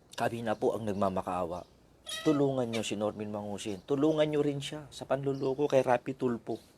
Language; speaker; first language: Filipino; non-native, local second language; Iloko